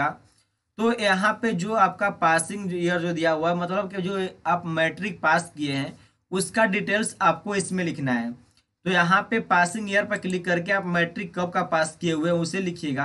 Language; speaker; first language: Hindi; native; Hindi